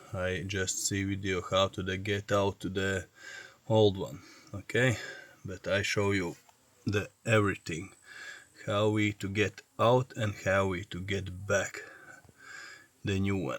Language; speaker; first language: English; non-native, learner; Latvian